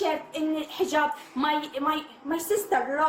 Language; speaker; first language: English; non-native, learner; Arabic